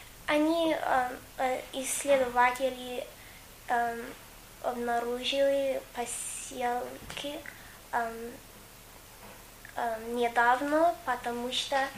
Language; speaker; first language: Russian; non-native, fluent; English